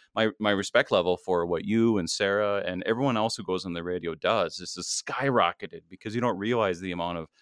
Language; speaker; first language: English; native; English